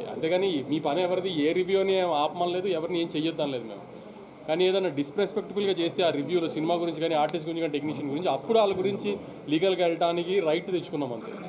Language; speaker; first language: Telugu; native; Telugu